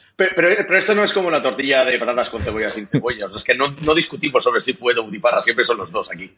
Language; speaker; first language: Spanish; non-native, local second language; Catalan